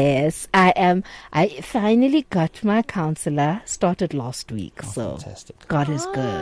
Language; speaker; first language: English; non-native, local second language; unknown